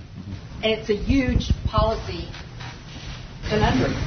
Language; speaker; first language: English; native; English